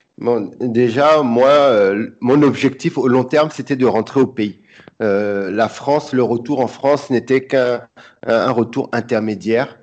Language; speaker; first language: French; early bilingual, other home language; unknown